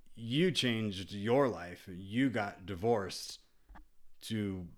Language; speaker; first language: English; native; English